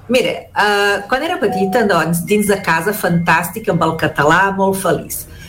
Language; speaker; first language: Catalan; early bilingual, heritage; Catalan